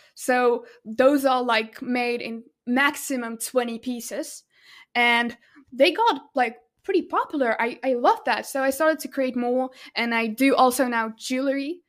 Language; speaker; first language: English; non-native, fluent; Russian